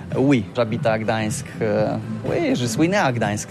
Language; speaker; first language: French; non-native, learner; Polish